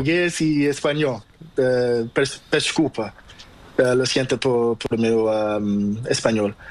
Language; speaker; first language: Spanish; non-native, learner; Portuguese